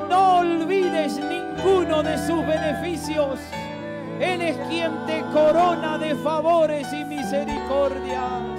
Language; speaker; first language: Spanish; native; Spanish